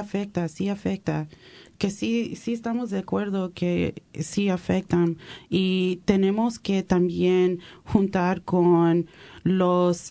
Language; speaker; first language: Spanish; early bilingual, heritage; Spanish